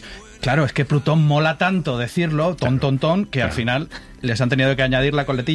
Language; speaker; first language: Spanish; native; Spanish